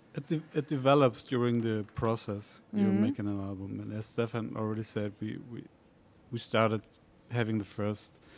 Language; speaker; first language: English; non-native, fluent; Spanish